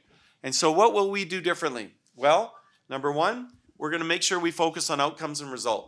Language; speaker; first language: English; native; English